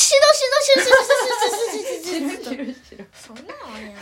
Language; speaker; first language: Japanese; early bilingual, other home language; Korean